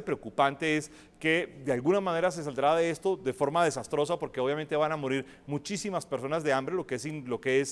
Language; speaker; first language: Spanish; native; Spanish